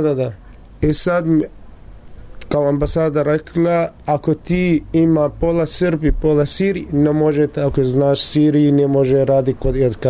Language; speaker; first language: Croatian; non-native, learner; Arabic